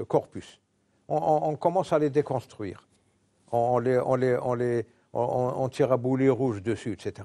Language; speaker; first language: French; non-native, local second language; Arabic